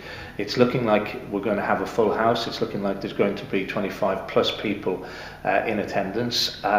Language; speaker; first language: English; native; English